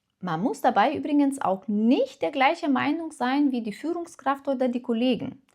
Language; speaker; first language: German; non-native, fluent; Lithuanian